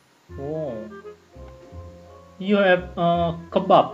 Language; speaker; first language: English; non-native, learner; Indonesian